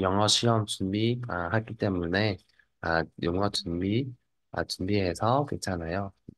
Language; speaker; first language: Korean; non-native, fluent; Vietnamese